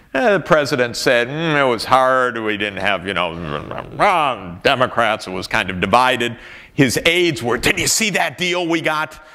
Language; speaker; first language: English; native; English